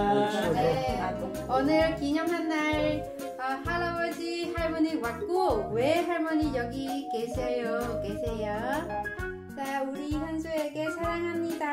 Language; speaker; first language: Korean; non-native, learner; Vietnamese